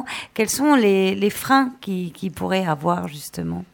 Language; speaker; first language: French; native; French